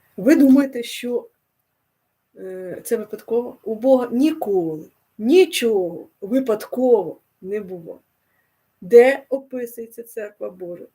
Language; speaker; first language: Ukrainian; non-native, local second language; Russian